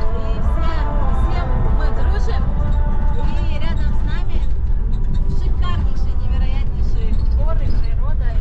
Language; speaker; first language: Russian; native; Russian